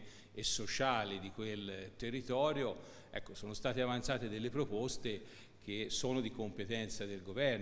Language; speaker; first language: Italian; native; Italian